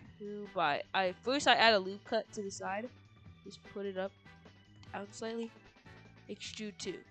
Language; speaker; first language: English; native; English